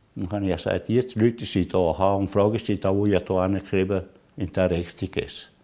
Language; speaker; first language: German; non-native, learner; Italian